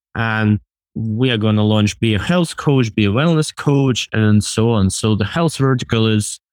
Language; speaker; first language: English; non-native, fluent; Russian